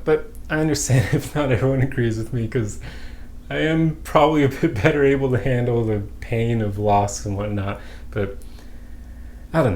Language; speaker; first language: English; native; English